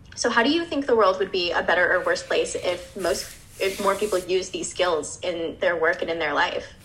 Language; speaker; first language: English; native; English